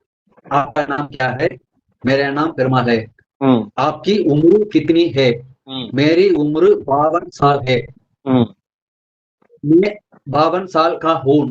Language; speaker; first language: Hindi; non-native, learner; Tamil